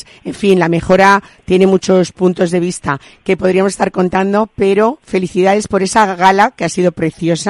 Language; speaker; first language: Spanish; native; Spanish